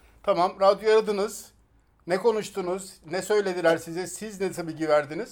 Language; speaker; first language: Turkish; native; Turkish